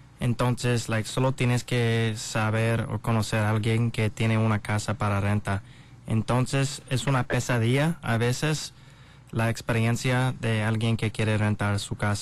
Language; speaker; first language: Spanish; non-native, learner; English